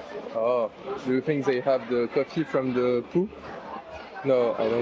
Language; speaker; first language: English; non-native, learner; French